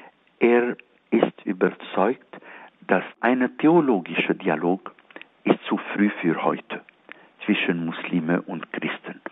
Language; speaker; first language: German; non-native, fluent; Arabic